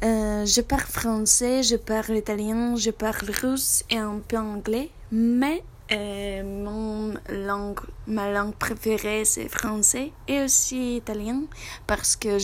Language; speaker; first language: French; non-native, learner; Russian